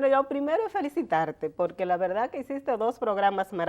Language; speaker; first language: Spanish; native; Spanish